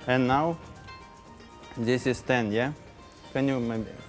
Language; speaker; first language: English; non-native, learner; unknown